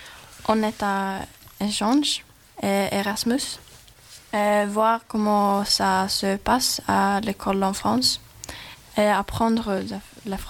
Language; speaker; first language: French; non-native, learner; Swedish